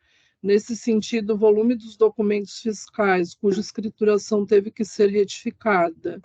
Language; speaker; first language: Portuguese; native; Portuguese